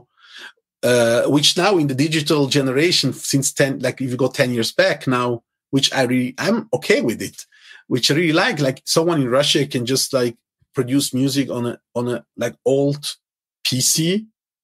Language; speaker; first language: English; non-native, fluent; Italian